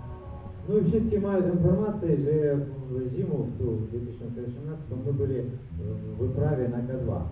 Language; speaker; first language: Polish; non-native, learner; Russian